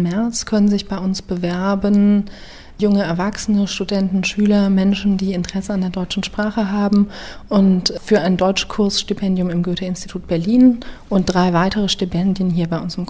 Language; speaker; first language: German; native; German